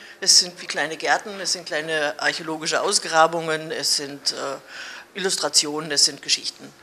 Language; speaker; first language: German; native; German